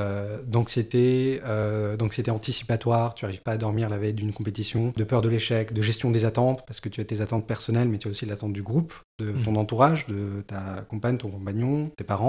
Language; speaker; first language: French; native; French